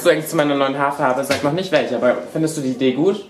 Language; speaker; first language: German; native; German